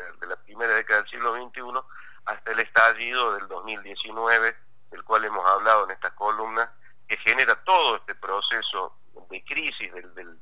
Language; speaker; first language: Spanish; native; Spanish